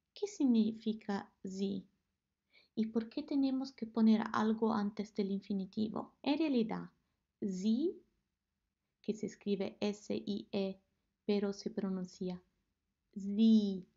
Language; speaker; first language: Spanish; non-native, fluent; Italian